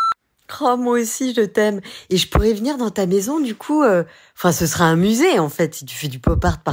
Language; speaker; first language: French; native; French